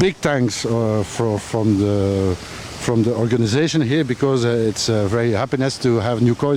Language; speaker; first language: English; non-native, fluent; French